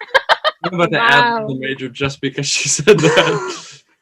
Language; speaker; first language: English; native; English